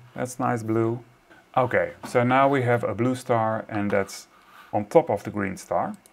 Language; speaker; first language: English; non-native, fluent; Dutch